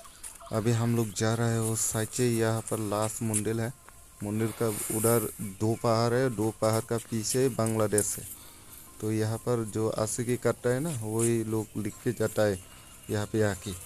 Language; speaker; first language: Hindi; non-native, local second language; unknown